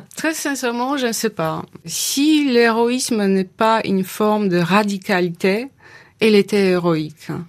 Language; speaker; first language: French; non-native, fluent; Polish